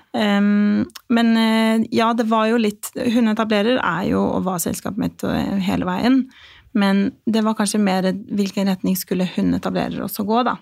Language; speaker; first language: Norwegian; early bilingual, other home language; Albanian